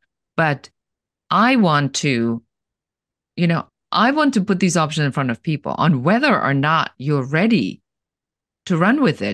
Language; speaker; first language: English; non-native, fluent; German